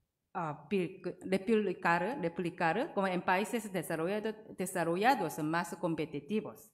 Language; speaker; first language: Spanish; non-native, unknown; Korean